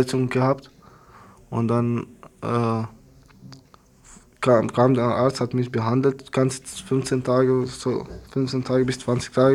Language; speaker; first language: German; non-native, learner; Arabic